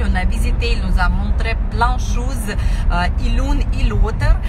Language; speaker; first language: French; non-native, fluent; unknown